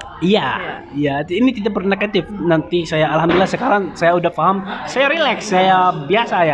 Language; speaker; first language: Indonesian; non-native, learner; Arabic